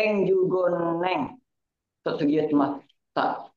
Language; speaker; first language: Japanese; non-native, learner; Indonesian